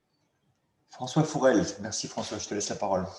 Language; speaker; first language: French; native; French